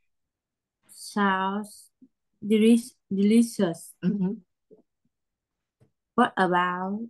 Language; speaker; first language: English; non-native, learner; Vietnamese